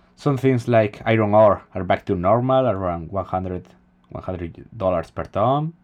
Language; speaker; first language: English; non-native, fluent; Spanish